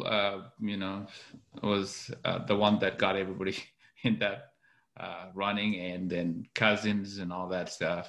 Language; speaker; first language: English; non-native, local second language; Kalenjin